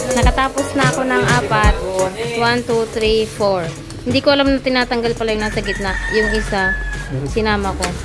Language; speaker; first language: Filipino; non-native, local second language; Bikol